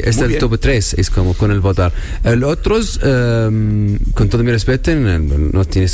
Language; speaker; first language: Spanish; non-native, learner; Arabic